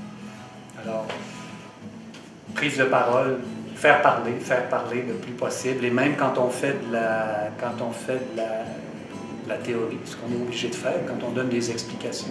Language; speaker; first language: French; native; French